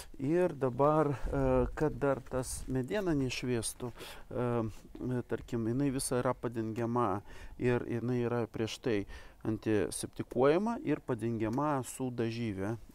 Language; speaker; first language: Lithuanian; non-native, local second language; Polish